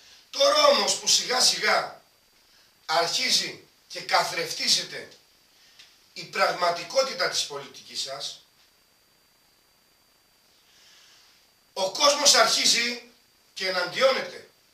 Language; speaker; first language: Greek; non-native, local second language; Romany